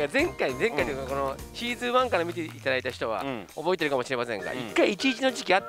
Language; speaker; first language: Japanese; native; Japanese